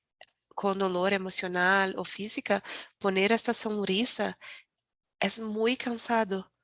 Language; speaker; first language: Spanish; non-native, learner; Portuguese